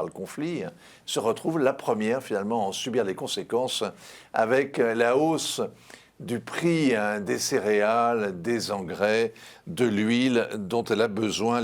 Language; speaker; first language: French; native; French